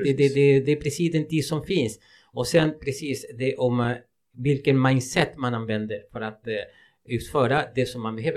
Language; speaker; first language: Swedish; non-native, fluent; Spanish